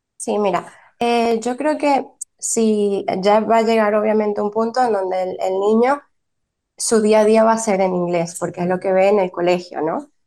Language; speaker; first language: Spanish; native; Spanish